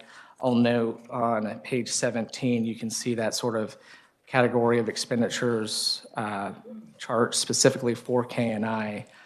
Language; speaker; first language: English; native; English